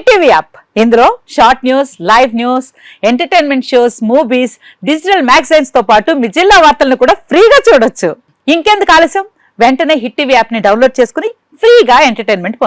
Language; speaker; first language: Telugu; native; Telugu